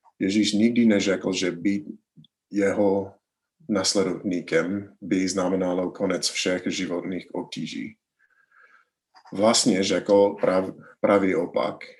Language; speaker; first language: Czech; non-native, learner; English